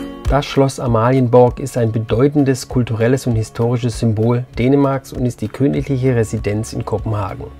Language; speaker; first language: German; native; German